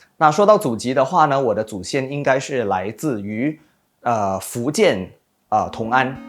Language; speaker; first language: Chinese; early bilingual, heritage; Chinese